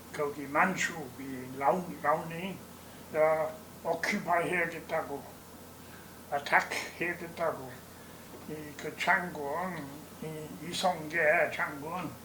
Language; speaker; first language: Korean; non-native, learner; English